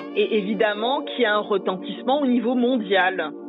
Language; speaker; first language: French; native; French